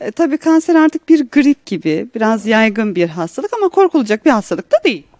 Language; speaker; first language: Turkish; native; Turkish